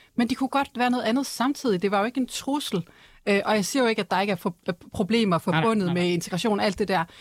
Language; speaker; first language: Danish; native; Danish